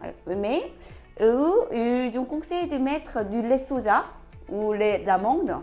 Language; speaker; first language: French; non-native, learner; Korean